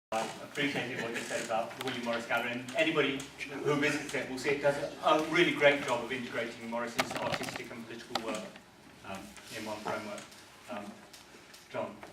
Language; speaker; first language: English; native; English